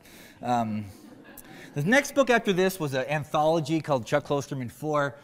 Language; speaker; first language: English; native; English